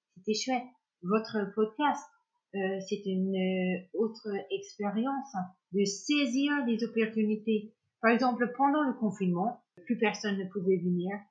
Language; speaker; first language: French; non-native, fluent; English